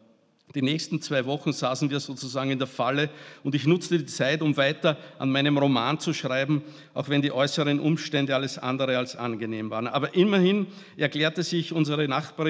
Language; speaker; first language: German; native; German